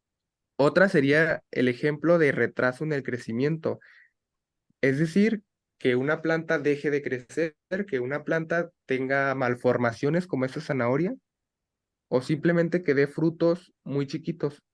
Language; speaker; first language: Spanish; native; Spanish